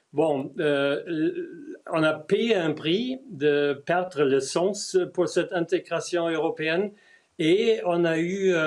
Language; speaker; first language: French; non-native, fluent; German